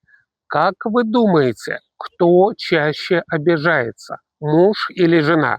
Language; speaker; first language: Russian; non-native, local second language; Uzbek